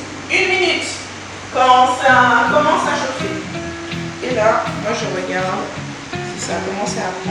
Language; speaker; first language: French; native; French